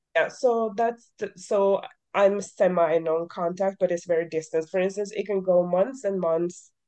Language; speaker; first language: English; early bilingual, other home language; Norwegian